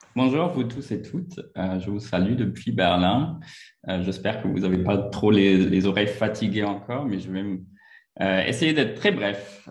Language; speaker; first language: French; non-native, fluent; German